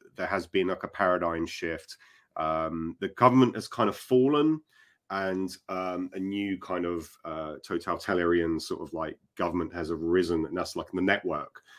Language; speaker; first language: English; native; English